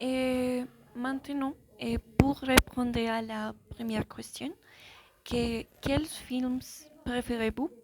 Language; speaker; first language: French; non-native, learner; Spanish